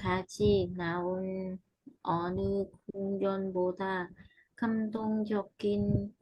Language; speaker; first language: Korean; non-native, learner; Vietnamese